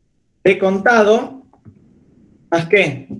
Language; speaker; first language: Spanish; native; Spanish